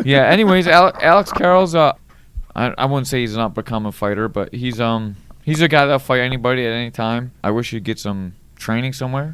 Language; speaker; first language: English; native; English